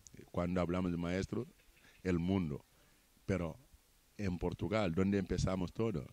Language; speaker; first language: Spanish; non-native, fluent; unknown